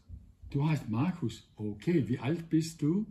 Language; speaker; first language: German; non-native, fluent; Danish